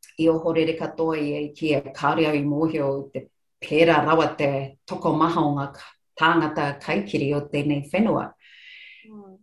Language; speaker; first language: Māori; non-native, local second language; English